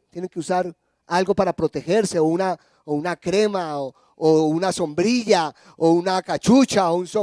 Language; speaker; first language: Spanish; native; Spanish